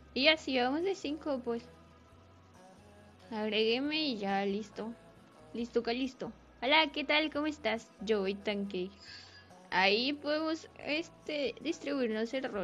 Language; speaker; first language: Spanish; native; Spanish